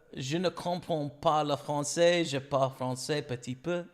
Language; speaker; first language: French; non-native, learner; English